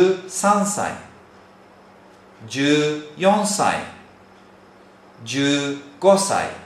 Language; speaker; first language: Japanese; non-native, fluent; Turkish